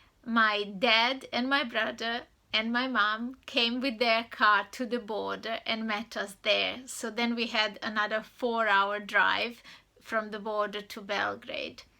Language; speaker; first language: English; non-native, fluent; Serbian